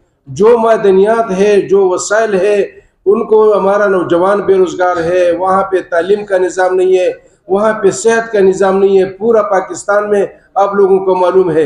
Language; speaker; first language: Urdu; non-native, local second language; Pashto